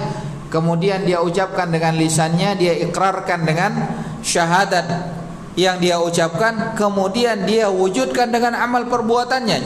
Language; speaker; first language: Indonesian; native; Indonesian